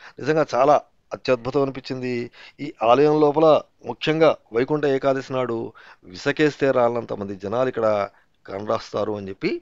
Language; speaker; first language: Telugu; native; Telugu